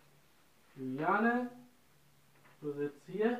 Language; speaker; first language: German; non-native, learner; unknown